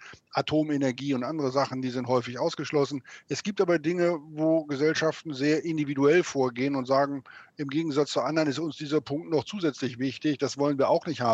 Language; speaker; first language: German; native; German